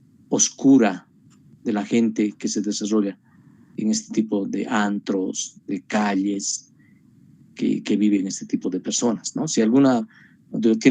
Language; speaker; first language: Spanish; native; Spanish